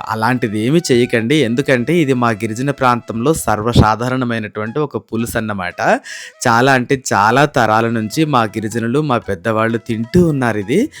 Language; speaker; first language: Telugu; non-native, local second language; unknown